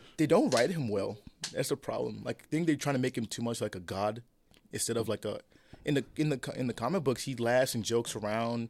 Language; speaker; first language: English; early bilingual, other home language; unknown